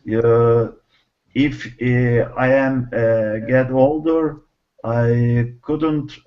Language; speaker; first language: English; non-native, learner; Turkish